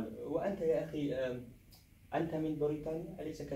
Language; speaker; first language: Arabic; non-native, learner; Somali